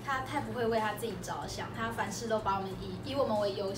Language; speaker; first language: Chinese; early bilingual, other home language; Indonesian